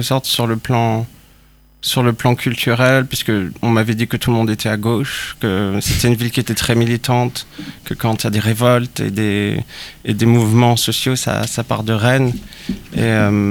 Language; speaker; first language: French; native; French